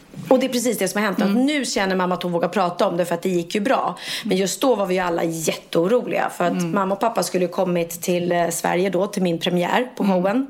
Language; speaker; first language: Swedish; native; Swedish